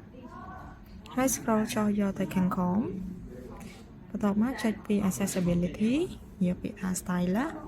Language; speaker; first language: Khmer; native; Khmer